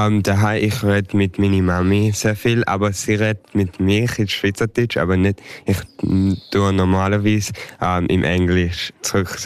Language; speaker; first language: German; early bilingual, heritage; English